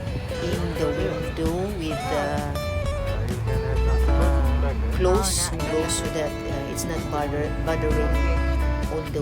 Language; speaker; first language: English; non-native, local second language; Cebuano